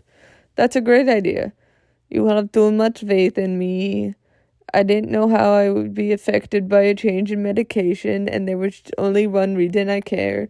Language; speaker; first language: English; native; English